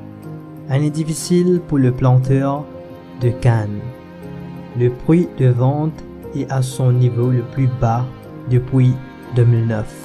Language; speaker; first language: French; non-native, local second language; Morisyen